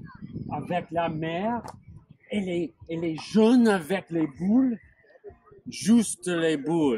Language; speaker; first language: French; non-native, learner; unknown